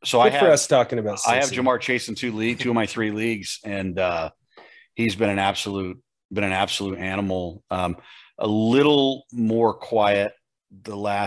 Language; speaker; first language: English; native; English